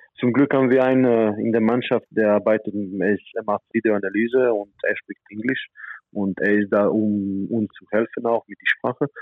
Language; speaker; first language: German; non-native, fluent; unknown